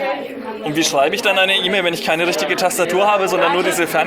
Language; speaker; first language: German; native; German